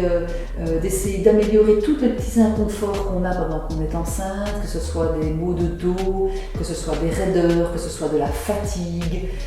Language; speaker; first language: French; native; French